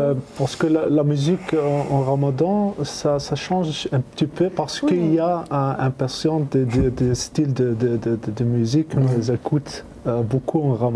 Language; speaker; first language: French; non-native, learner; Arabic